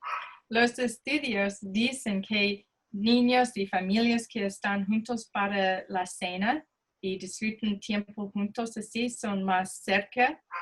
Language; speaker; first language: Spanish; non-native, fluent; English